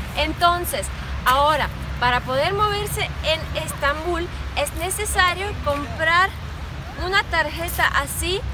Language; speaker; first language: Spanish; non-native, fluent; Ukrainian